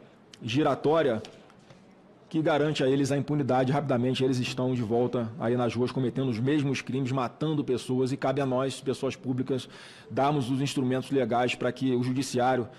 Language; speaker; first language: Portuguese; native; Portuguese